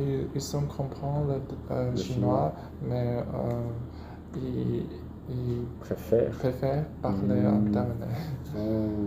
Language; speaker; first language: French; non-native, learner; Chinese